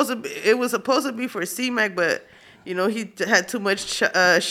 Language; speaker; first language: English; early bilingual, other home language; Spanish